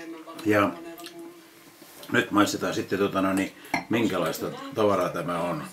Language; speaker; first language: Finnish; native; Finnish